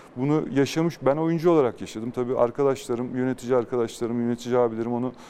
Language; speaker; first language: Turkish; native; Turkish